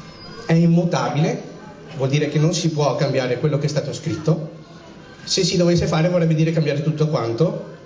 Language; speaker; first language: Italian; native; Italian